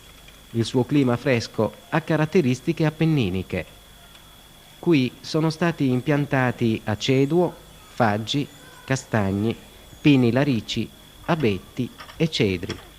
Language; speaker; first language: Italian; native; Italian